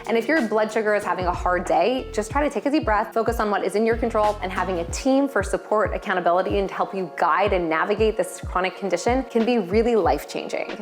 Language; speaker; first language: English; native; English